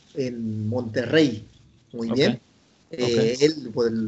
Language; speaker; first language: Spanish; non-native, local second language; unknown